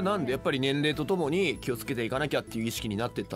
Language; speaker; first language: Japanese; native; Japanese